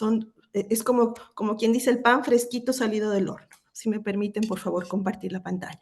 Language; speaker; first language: Spanish; native; Spanish